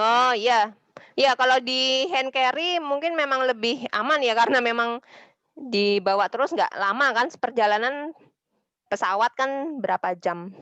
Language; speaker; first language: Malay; non-native, local second language; Javanese